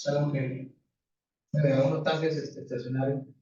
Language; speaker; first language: Spanish; native; Spanish